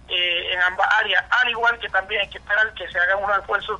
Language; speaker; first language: Spanish; native; Spanish